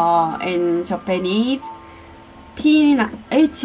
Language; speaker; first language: English; non-native, learner; Korean